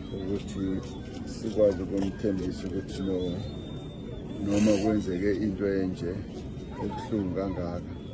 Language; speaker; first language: Zulu; non-native, local second language; Venda